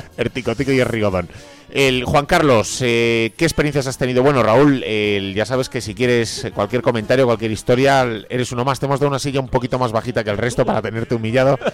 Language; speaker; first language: Spanish; native; Spanish